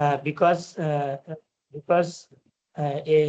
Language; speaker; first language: English; non-native, learner; Bangla